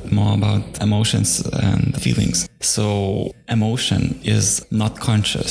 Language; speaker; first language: English; non-native, fluent; Lithuanian